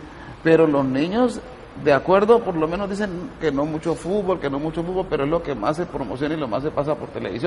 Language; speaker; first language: Spanish; native; Spanish